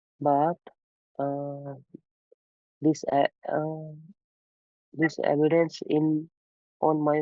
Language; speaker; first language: English; non-native, learner; Hindi